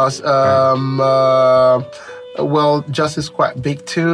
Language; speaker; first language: English; non-native, local second language; Yoruba